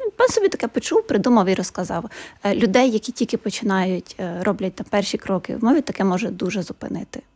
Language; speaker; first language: Ukrainian; native; Ukrainian